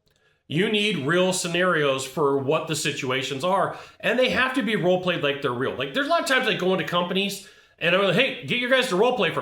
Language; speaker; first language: English; native; English